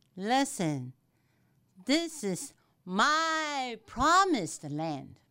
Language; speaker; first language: English; non-native, fluent; Chinese